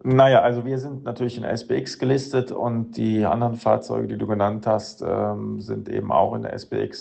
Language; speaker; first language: German; native; German